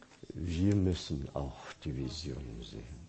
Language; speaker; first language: German; non-native, fluent; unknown